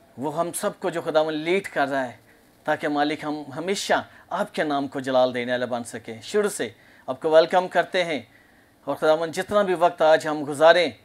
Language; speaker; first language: Urdu; non-native, local second language; Punjabi